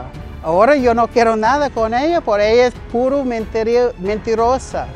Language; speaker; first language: Spanish; non-native, learner; English